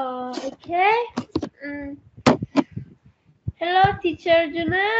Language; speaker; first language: English; non-native, learner; Vietnamese